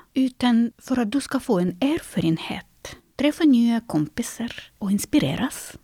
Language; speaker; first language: Swedish; non-native, fluent; Russian